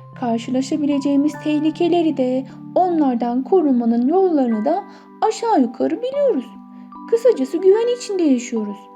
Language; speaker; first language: Turkish; native; Turkish